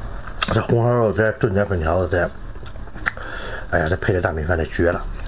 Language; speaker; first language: Chinese; native; Chinese